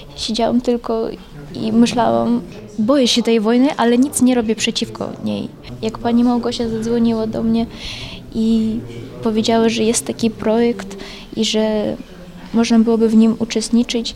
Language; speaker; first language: Polish; non-native, fluent; Ukrainian